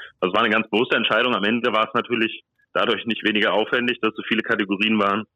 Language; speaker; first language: German; native; German